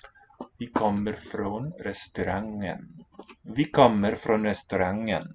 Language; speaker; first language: Swedish; non-native, learner; English